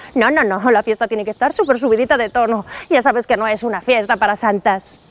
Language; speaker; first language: Spanish; non-native, local second language; Catalan